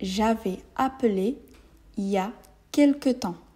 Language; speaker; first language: French; non-native, fluent; Bangla